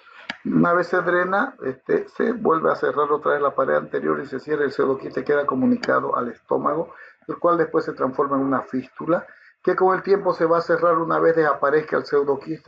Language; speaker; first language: Spanish; native; Spanish